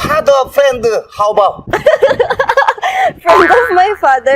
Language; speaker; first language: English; non-native, learner; Korean